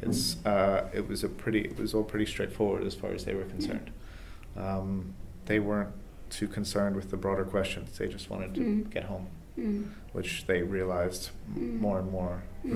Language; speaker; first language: English; native; English